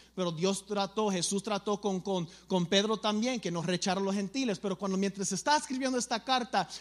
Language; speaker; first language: Spanish; early bilingual, other home language; English